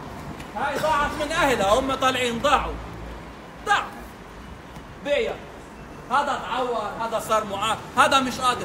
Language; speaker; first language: Arabic; native; Arabic